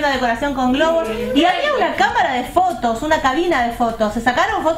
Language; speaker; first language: Spanish; native; Spanish